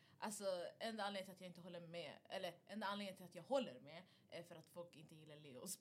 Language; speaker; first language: Swedish; early bilingual, other home language; Arabic